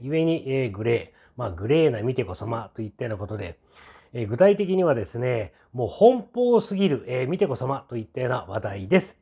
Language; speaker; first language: Japanese; native; Japanese